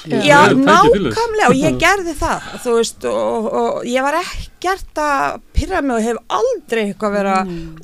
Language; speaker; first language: Icelandic; non-native, fluent; Bosnian